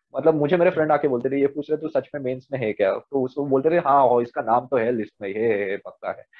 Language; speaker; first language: Hindi; non-native, local second language; Marathi